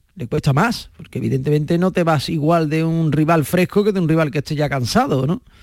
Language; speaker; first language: Spanish; native; Spanish